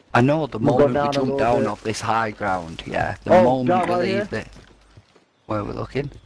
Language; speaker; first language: English; native; English